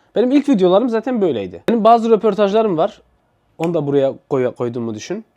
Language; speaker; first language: Turkish; early bilingual, heritage; Turkish